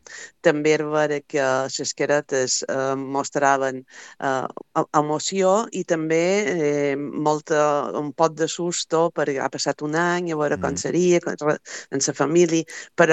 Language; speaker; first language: Catalan; native; Catalan